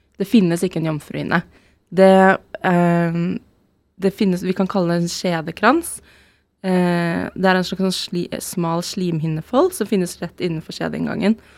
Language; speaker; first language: Norwegian; native; Norwegian